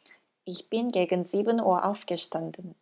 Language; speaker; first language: German; non-native, learner; Korean